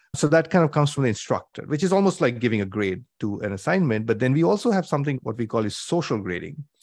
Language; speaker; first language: English; non-native, local second language; Bangla